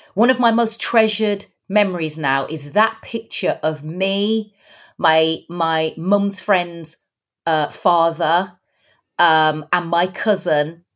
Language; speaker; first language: English; native; English